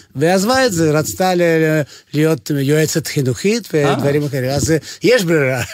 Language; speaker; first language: Hebrew; non-native, fluent; Russian